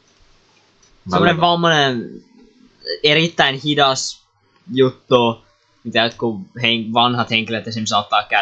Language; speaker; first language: Finnish; native; Finnish